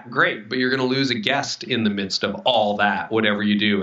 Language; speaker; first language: English; native; English